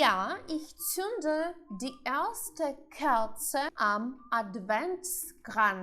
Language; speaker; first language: German; non-native, fluent; Ukrainian